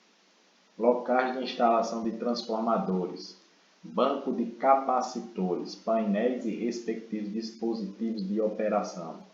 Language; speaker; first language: Portuguese; native; Portuguese